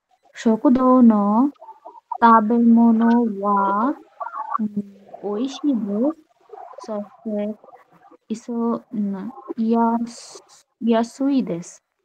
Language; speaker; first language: Japanese; non-native, learner; Bangla